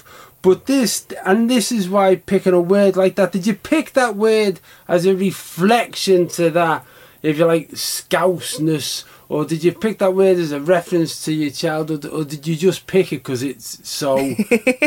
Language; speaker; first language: English; native; English